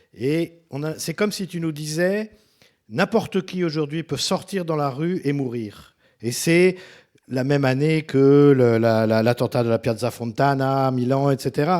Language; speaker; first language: French; native; French